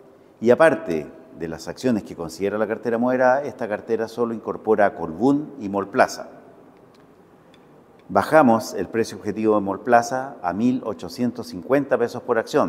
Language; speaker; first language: Spanish; native; Spanish